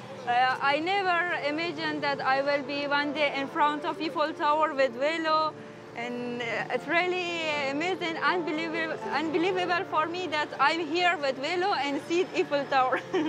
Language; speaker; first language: English; non-native, learner; Persian